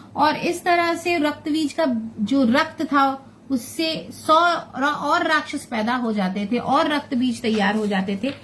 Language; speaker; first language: Hindi; non-native, local second language; Bangla